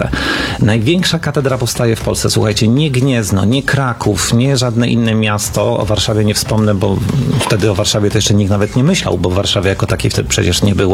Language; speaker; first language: Polish; native; Polish